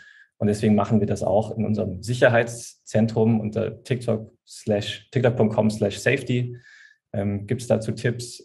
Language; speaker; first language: German; native; German